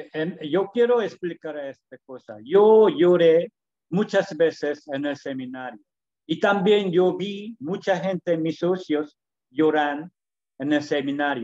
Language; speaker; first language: Spanish; non-native, learner; Korean